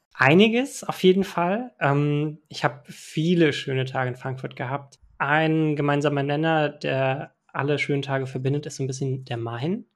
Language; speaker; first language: German; early bilingual, other home language; Turkish